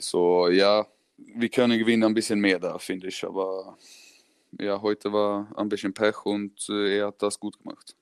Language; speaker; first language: German; non-native, learner; Swedish